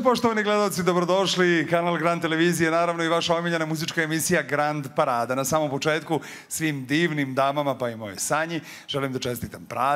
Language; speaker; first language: Serbian; native; Serbian